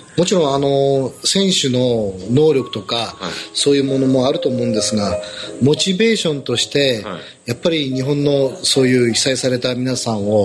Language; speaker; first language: Japanese; native; Japanese